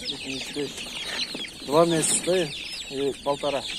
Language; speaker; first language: Russian; non-native, local second language; Kyrgyz